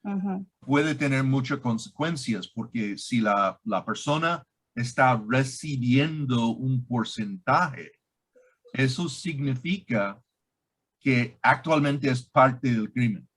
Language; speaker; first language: Spanish; non-native, fluent; English